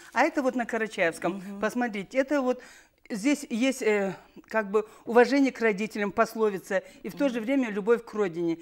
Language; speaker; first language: Russian; non-native, local second language; Karachay-Balkar